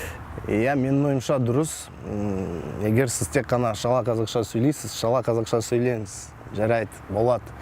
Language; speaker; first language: Kazakh; non-native, local second language; Russian